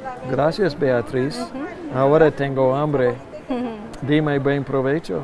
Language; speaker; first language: Spanish; non-native, fluent; English